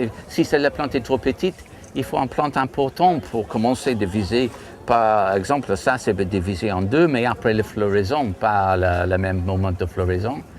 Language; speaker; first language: French; non-native, fluent; English